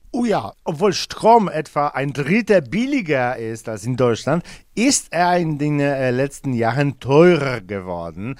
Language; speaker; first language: German; non-native, fluent; Polish